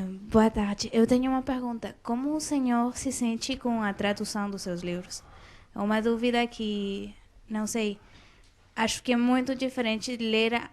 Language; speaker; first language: Portuguese; non-native, fluent; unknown